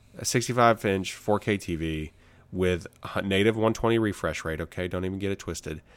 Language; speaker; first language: English; native; English